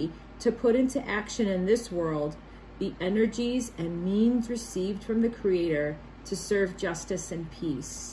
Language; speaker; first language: English; native; English